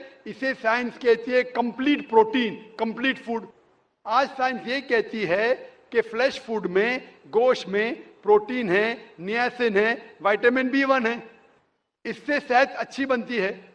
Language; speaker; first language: Hindi; native; Hindi